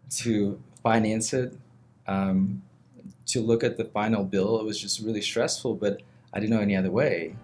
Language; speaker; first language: English; non-native, fluent; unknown